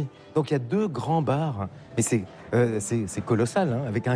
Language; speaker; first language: French; native; French